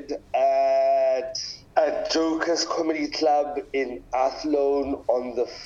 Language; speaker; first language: English; non-native, local second language; Tswana